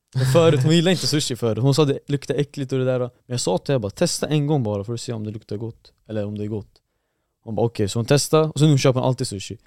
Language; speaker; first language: Swedish; early bilingual, other home language; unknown